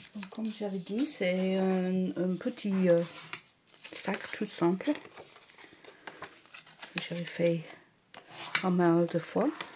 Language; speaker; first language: French; non-native, fluent; English